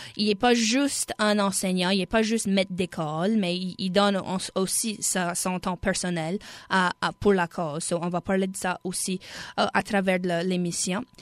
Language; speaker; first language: French; native; French